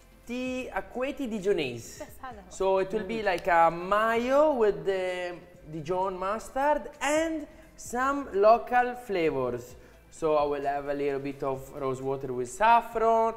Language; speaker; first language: English; non-native, fluent; Italian